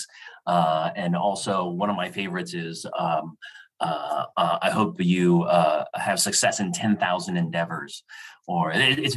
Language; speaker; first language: English; native; English